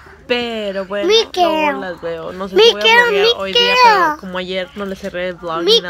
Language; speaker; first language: Spanish; early bilingual, heritage; Spanish